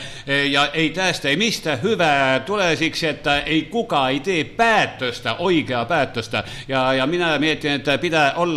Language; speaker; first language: Finnish; non-native, learner; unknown